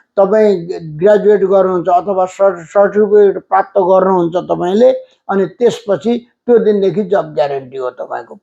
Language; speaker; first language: Nepali; native; Nepali